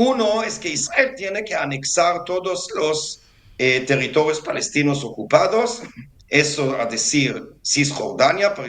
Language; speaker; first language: Spanish; non-native, fluent; Hebrew